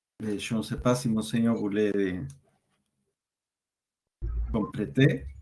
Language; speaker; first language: French; non-native, learner; Spanish